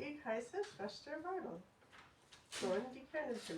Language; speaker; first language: German; non-native, learner; English